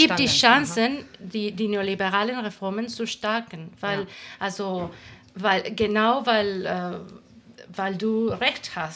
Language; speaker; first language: German; non-native, fluent; Spanish